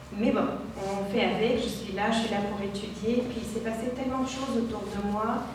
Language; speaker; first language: French; non-native, local second language; Arabic